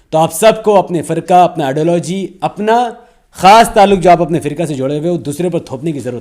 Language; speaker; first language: Hindi; native; Hindi